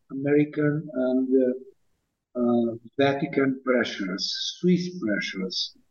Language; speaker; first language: English; non-native, fluent; Romanian